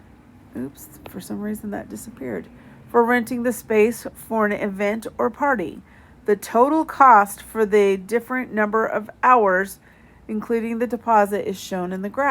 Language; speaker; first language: English; native; English